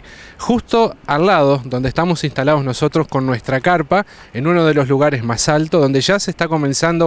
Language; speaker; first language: Spanish; native; Spanish